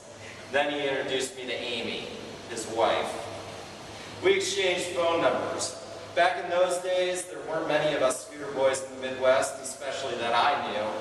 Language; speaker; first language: English; native; English